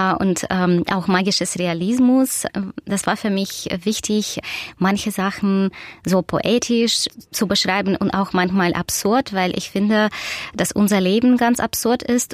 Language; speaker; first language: German; non-native, fluent; Russian